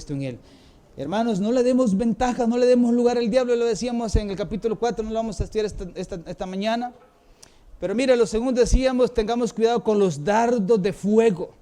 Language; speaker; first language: Spanish; native; Spanish